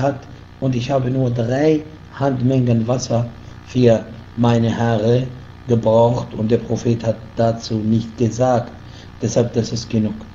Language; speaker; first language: German; non-native, fluent; Arabic